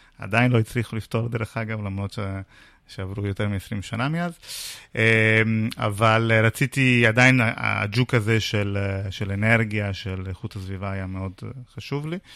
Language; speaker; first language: Hebrew; non-native, fluent; Italian